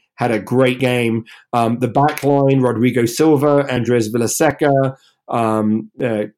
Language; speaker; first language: English; native; English